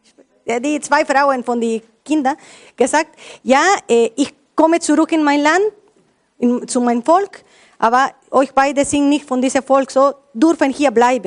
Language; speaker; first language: German; non-native, learner; Spanish